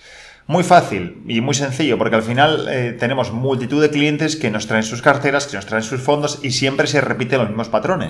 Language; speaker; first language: Spanish; native; Spanish